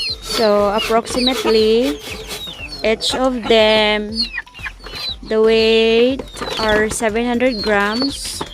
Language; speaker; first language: English; non-native, local second language; Filipino